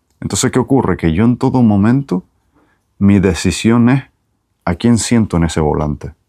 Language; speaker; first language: Spanish; native; Spanish